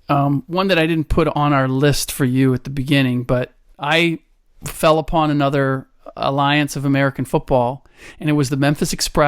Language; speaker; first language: English; native; English